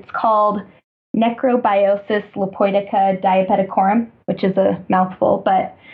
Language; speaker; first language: English; native; English